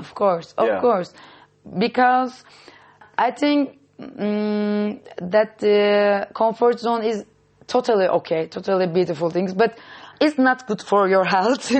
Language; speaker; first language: English; non-native, fluent; Turkish